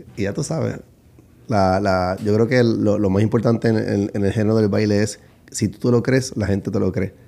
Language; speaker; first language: Spanish; native; Spanish